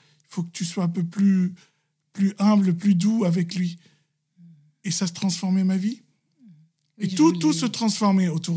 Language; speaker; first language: French; non-native, local second language; Arabic